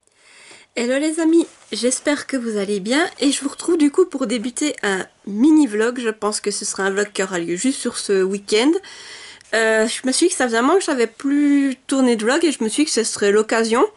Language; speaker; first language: French; native; French